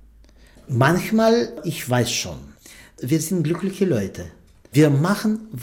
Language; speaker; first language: German; non-native, fluent; Russian